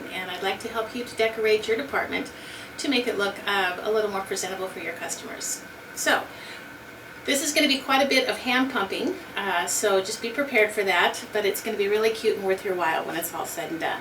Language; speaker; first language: English; native; English